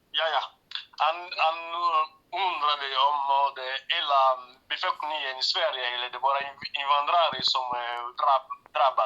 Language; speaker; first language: Swedish; non-native, learner; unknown